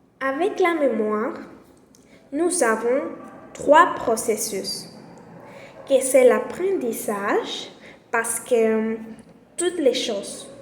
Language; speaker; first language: French; non-native, learner; Spanish